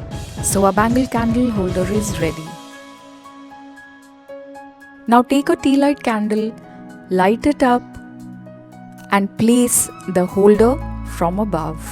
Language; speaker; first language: English; non-native, local second language; Hindi